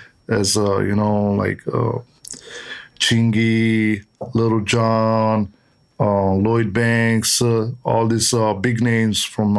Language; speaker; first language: English; non-native, fluent; Italian